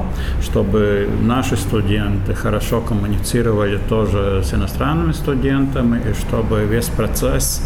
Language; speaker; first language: Russian; non-native, fluent; Latvian